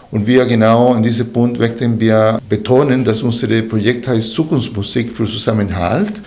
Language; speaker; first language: German; non-native, fluent; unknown